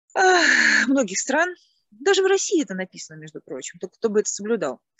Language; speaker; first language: Russian; native; Russian